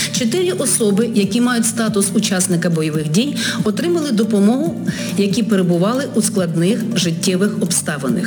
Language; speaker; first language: Ukrainian; native; Ukrainian